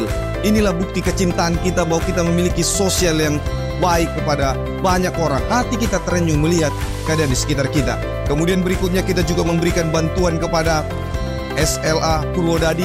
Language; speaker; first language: Indonesian; native; Indonesian